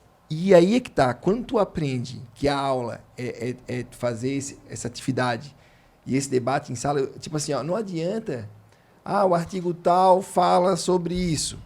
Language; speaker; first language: Portuguese; native; Portuguese